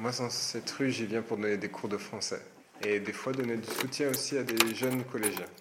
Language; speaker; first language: French; native; French